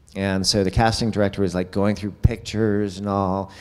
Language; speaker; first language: English; native; English